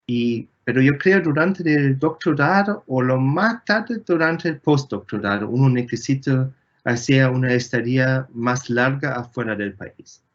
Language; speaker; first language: Spanish; non-native, fluent; German